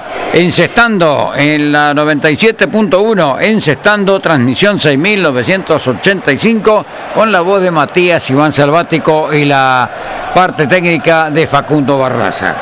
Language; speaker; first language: Spanish; native; Spanish